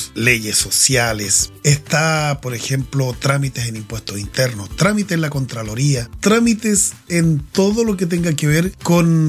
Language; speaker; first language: Spanish; native; Spanish